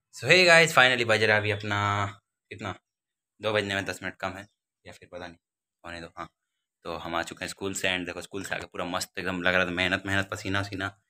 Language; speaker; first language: Hindi; native; Hindi